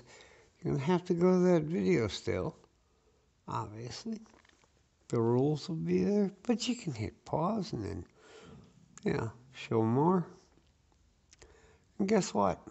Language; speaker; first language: English; native; English